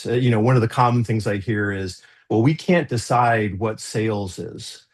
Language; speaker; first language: English; native; English